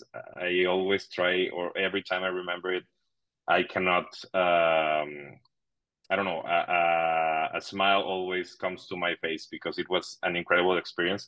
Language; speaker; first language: English; non-native, fluent; Spanish